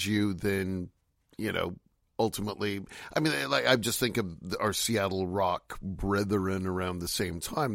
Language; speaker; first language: English; native; English